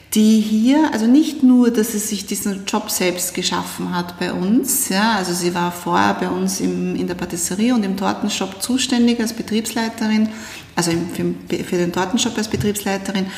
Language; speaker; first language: German; native; German